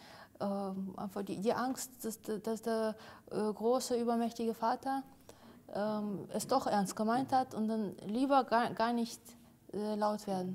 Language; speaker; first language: German; non-native, fluent; Russian